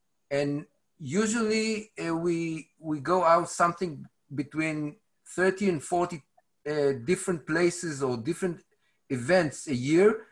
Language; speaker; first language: English; non-native, fluent; Hebrew